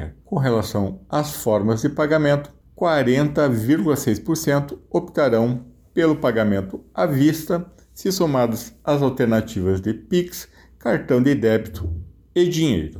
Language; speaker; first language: Portuguese; native; Portuguese